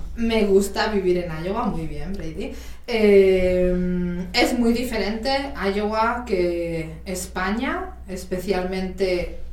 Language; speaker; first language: English; non-native, fluent; Spanish